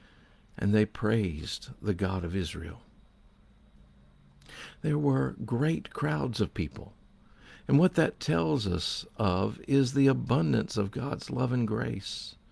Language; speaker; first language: English; native; English